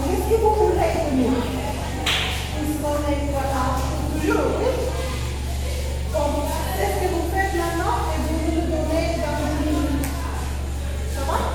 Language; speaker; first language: French; non-native, fluent; Spanish